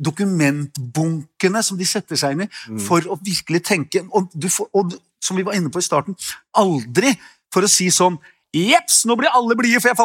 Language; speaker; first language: Norwegian; native; Norwegian